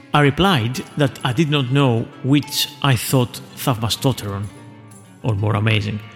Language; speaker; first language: English; non-native, fluent; Greek